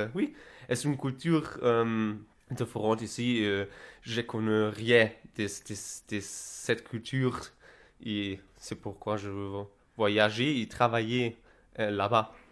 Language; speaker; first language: French; non-native, learner; German